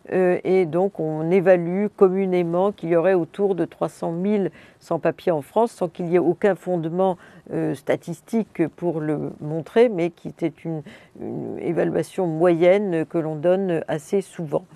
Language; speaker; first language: French; native; French